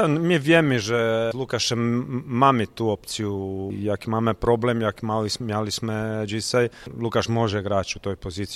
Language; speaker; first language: Polish; non-native, learner; Croatian